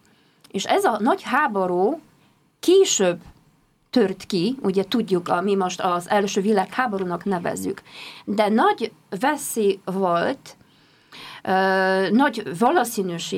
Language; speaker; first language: Hungarian; non-native, fluent; Polish